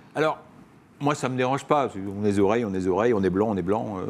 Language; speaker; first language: French; native; French